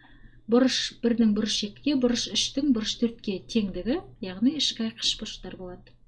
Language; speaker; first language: Kazakh; native; Kazakh